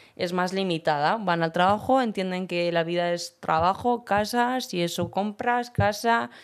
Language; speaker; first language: Spanish; early bilingual, other home language; Berber languages